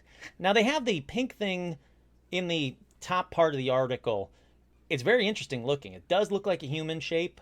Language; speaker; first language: English; native; English